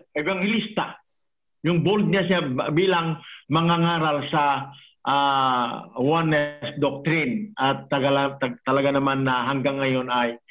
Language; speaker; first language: Filipino; non-native, local second language; Iloko